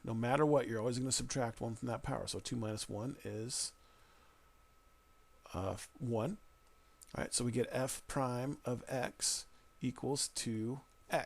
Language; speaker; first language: English; native; English